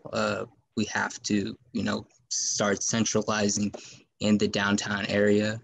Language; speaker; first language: English; native; English